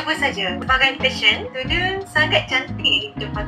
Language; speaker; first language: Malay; non-native, fluent; Japanese